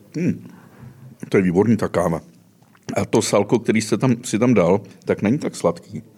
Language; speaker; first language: Czech; native; Czech